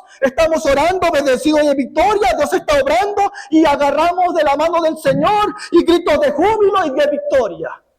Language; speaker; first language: Spanish; native; Spanish